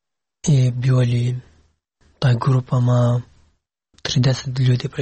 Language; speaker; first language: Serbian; non-native, learner; Pashto